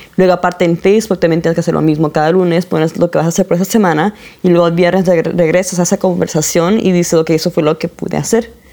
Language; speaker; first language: Spanish; early bilingual, heritage; Spanish